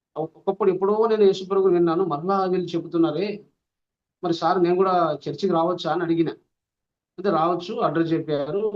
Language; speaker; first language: Telugu; non-native, local second language; Lambadi